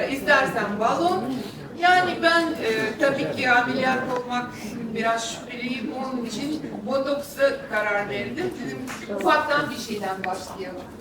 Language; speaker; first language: Turkish; non-native, fluent; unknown